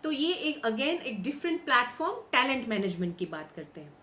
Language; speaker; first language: Hindi; non-native, local second language; Gujarati